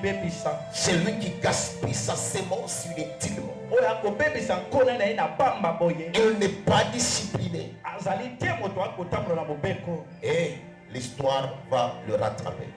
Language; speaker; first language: French; non-native, local second language; Lingala